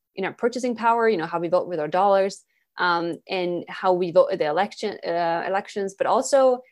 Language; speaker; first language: English; non-native, fluent; Swedish